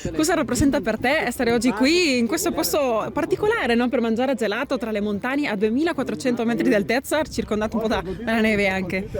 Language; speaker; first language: Italian; early bilingual, heritage; Italian